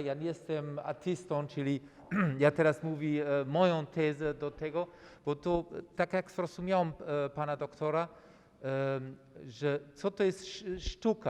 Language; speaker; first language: Polish; non-native, fluent; German